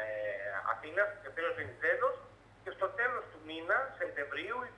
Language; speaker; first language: Greek; native; Greek